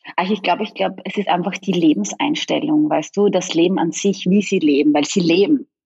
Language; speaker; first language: German; native; German